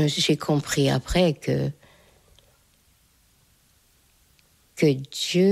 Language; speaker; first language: French; non-native, fluent; Hungarian